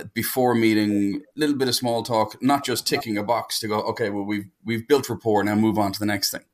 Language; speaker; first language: English; native; English